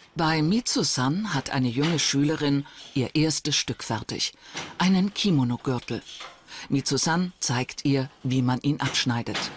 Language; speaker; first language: German; native; German